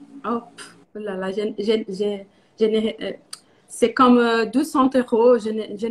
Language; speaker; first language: French; non-native, learner; Portuguese